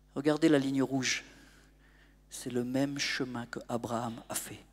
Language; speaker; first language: French; native; French